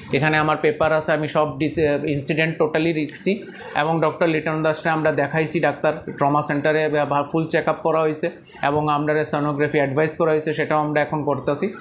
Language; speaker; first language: Bangla; native; Bangla